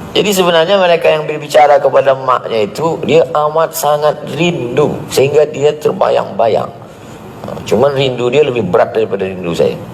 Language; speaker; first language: Malay; native; Malay